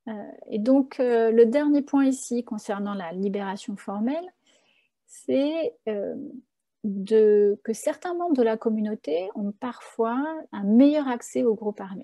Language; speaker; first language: French; native; French